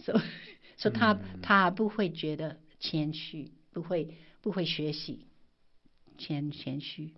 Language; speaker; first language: Chinese; non-native, fluent; English